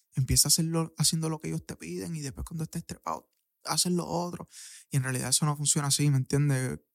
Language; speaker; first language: Spanish; native; Spanish